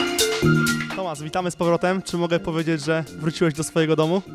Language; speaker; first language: Polish; native; Polish